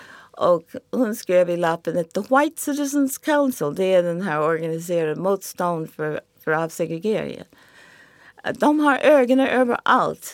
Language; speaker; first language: Swedish; non-native, fluent; English